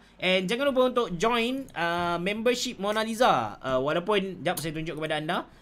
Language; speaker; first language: Malay; native; Malay